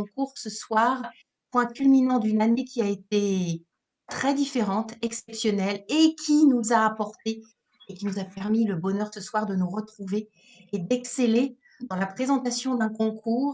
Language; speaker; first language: French; native; French